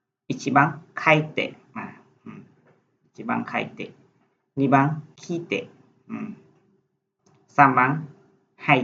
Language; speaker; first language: Japanese; non-native, fluent; Khmer